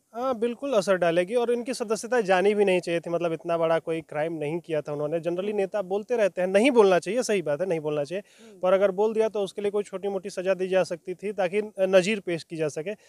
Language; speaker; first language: Hindi; native; Hindi